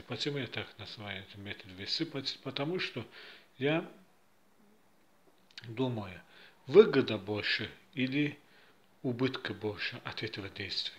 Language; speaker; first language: Russian; non-native, fluent; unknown